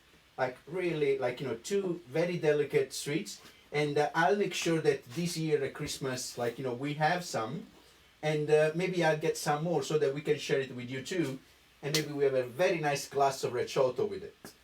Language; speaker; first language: English; non-native, fluent; Italian